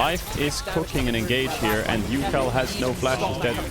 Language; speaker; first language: English; native; English